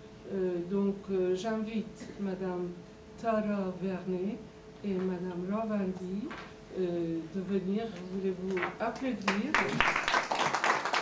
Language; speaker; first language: French; non-native, fluent; Persian